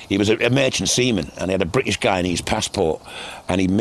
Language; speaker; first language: English; native; English